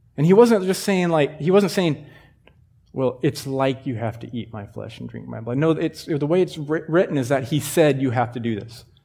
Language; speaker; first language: English; native; English